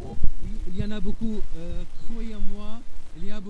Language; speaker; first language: French; non-native, fluent; Arabic